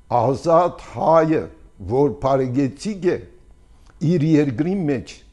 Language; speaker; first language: Armenian; early bilingual, heritage; Armenian